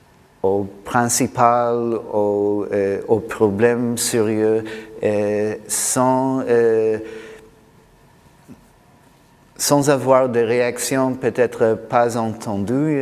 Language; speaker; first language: French; non-native, fluent; English